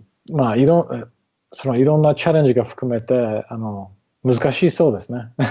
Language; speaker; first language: Japanese; non-native, learner; English